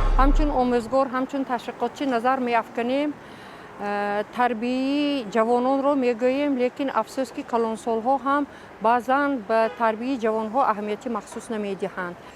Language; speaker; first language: Tajik; native; Tajik